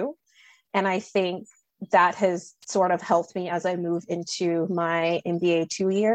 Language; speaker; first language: English; native; English